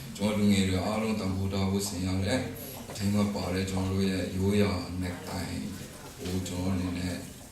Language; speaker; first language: Burmese; non-native, local second language; Kachin